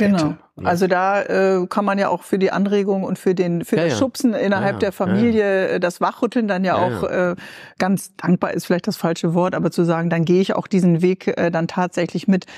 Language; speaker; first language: German; native; German